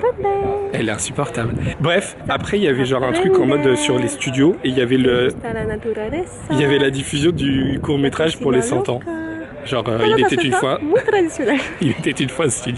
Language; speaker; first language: French; native; French